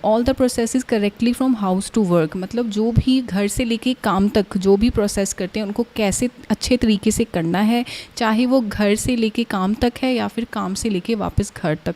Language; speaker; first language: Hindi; non-native, local second language; Punjabi